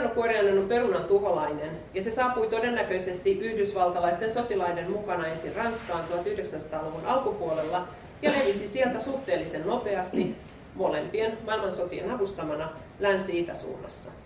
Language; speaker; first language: Finnish; native; Finnish